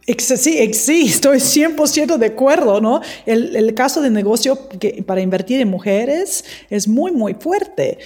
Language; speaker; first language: Spanish; non-native, fluent; English